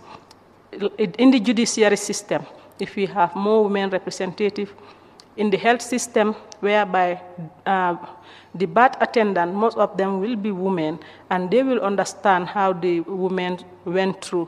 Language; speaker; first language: English; non-native, local second language; Mandingo